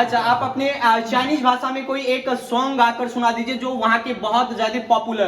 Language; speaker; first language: Hindi; native; Hindi